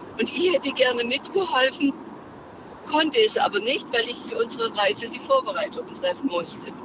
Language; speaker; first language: German; native; German